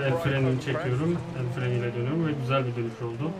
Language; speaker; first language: Turkish; native; Turkish